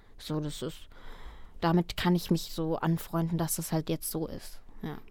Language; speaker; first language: German; early bilingual, other home language; Spanish